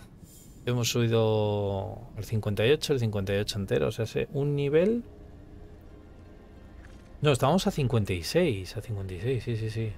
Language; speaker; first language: Spanish; native; Spanish